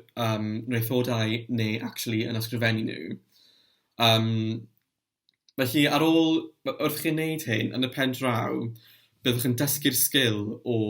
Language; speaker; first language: Welsh; non-native, local second language; English